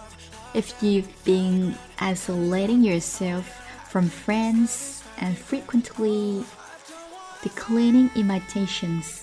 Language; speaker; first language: English; non-native, fluent; Chinese